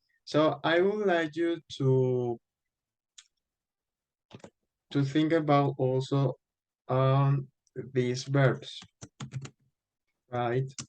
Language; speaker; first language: English; non-native, fluent; Spanish